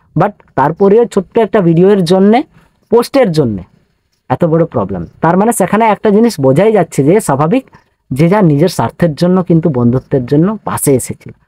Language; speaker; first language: Bangla; non-native, local second language; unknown